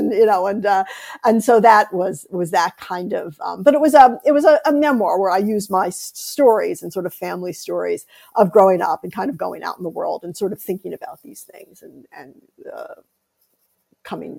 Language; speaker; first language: English; native; English